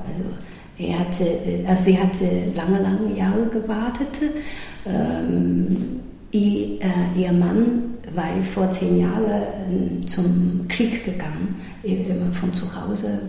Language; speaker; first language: German; non-native, learner; Chinese